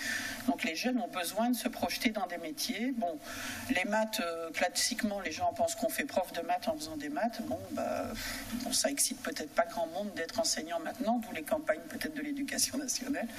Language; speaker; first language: French; native; French